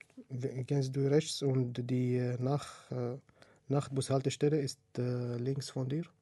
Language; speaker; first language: German; non-native, learner; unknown